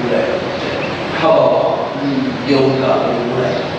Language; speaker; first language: Japanese; non-native, learner; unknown